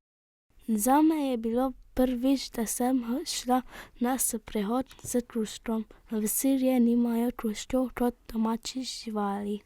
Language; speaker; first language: Slovenian; early bilingual, other home language; Arabic